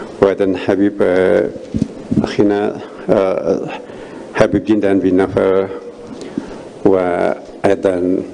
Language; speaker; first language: Arabic; non-native, fluent; Indonesian